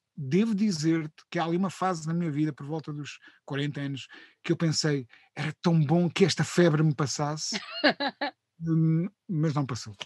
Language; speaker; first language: Portuguese; native; Portuguese